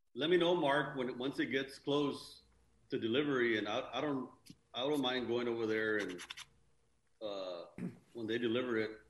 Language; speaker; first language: English; early bilingual, other home language; Spanish